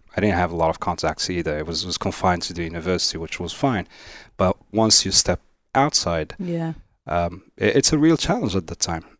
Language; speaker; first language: English; non-native, fluent; Arabic